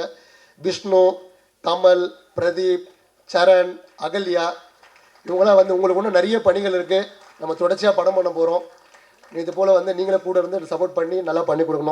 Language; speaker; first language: Tamil; native; Tamil